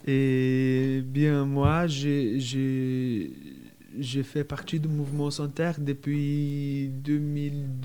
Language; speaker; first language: French; non-native, fluent; Portuguese